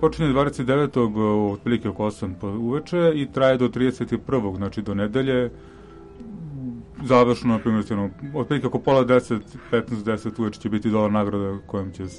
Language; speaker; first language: Serbian; native; Serbian